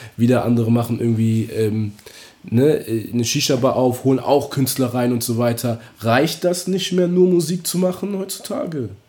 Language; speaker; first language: German; native; German